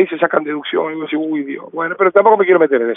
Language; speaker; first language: Spanish; native; Spanish